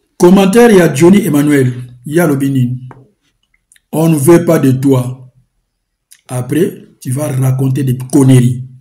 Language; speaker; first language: French; non-native, local second language; Lingala